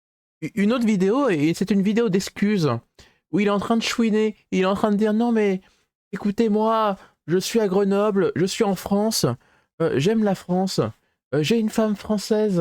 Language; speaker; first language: French; native; French